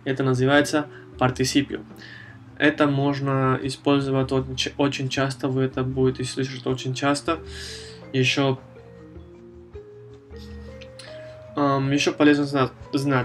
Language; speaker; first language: Russian; non-native, fluent; Spanish